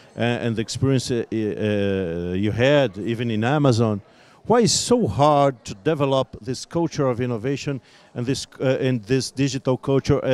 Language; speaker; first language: English; non-native, fluent; Portuguese